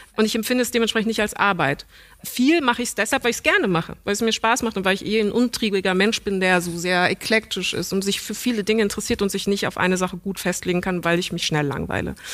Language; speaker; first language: German; early bilingual, other home language; English